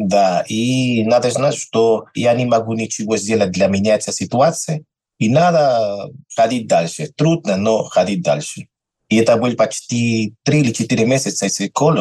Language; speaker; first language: Russian; non-native, learner; Spanish